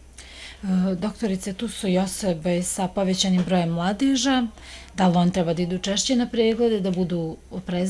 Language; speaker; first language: Croatian; native; Croatian